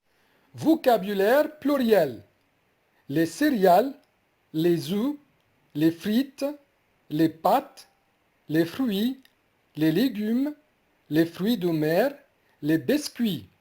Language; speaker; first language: French; non-native, fluent; Arabic